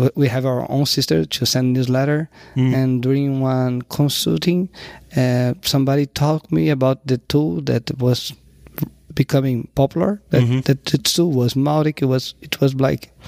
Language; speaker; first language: English; non-native, learner; Portuguese